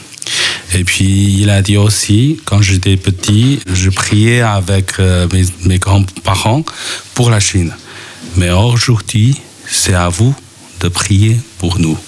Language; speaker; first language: French; non-native, fluent; Chinese